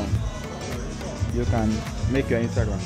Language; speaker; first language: English; non-native, learner; French